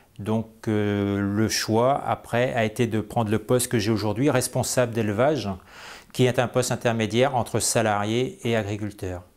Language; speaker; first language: French; native; French